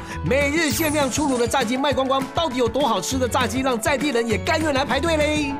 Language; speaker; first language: Chinese; native; Chinese